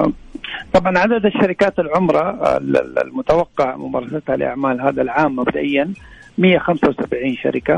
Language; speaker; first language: Arabic; native; Arabic